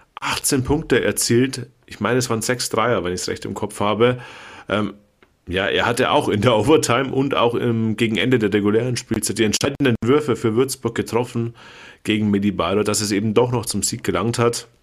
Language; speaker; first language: German; native; German